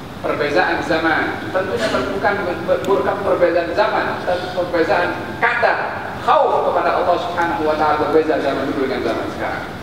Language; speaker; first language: Malay; native; Malay